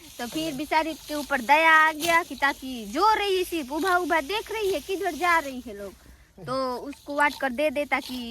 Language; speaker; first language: Hindi; non-native, local second language; Gujarati